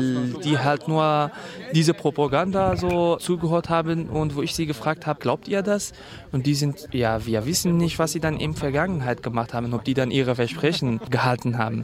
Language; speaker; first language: German; non-native, fluent; Kurdish